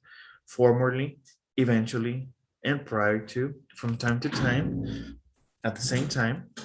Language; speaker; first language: English; non-native, fluent; Spanish